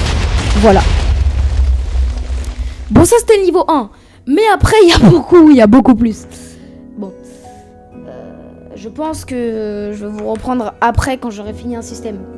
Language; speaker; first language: French; native; French